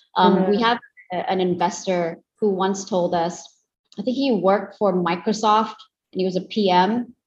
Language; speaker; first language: English; non-native, fluent; Indonesian